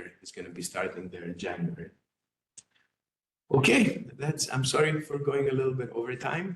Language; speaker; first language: English; non-native, fluent; Greek